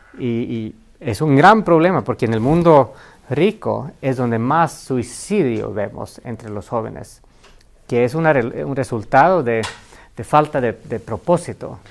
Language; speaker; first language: Spanish; non-native, fluent; Finnish